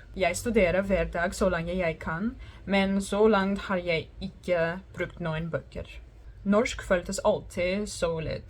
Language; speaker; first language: Norwegian; non-native, learner; Greek